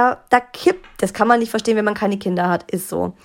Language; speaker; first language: German; native; German